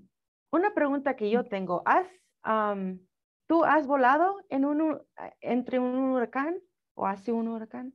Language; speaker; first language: Spanish; early bilingual, heritage; Spanish